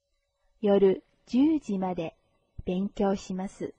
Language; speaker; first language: Japanese; non-native, fluent; Chinese